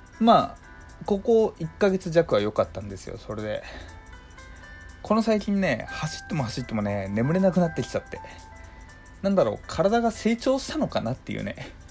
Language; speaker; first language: Japanese; native; Japanese